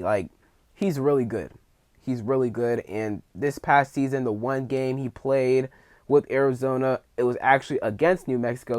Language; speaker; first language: English; native; English